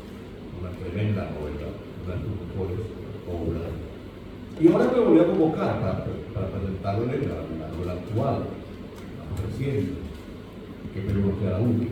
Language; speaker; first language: Spanish; native; Spanish